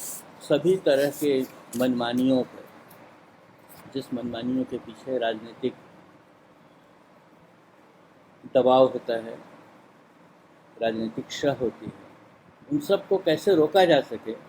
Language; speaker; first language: Hindi; native; Hindi